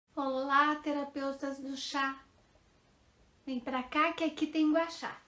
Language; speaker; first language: Portuguese; native; Portuguese